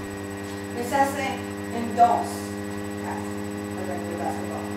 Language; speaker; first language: French; non-native, learner; English